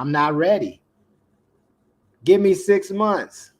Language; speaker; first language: English; native; English